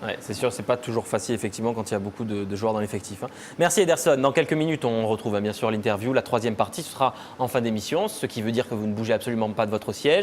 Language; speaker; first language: French; native; French